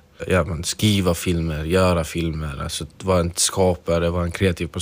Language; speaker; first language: Swedish; non-native, fluent; Arabic